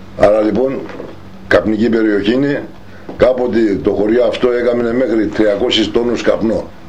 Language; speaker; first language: Greek; non-native, local second language; Turkish